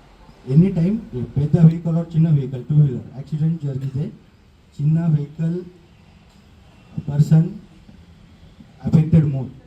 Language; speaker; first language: Telugu; non-native, learner; Hindi